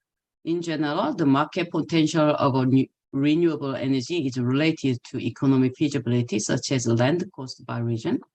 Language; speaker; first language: English; non-native, fluent; Korean